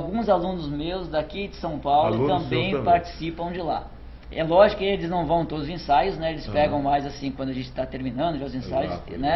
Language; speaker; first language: Portuguese; native; Portuguese